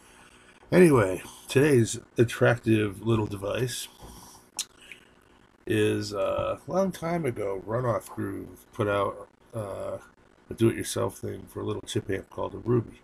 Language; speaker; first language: English; native; English